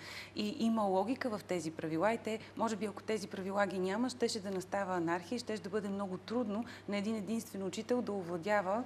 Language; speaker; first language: Bulgarian; native; Bulgarian